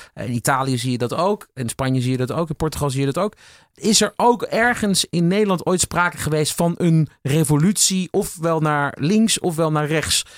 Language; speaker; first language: Dutch; native; Dutch